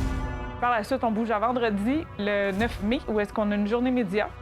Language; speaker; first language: French; native; French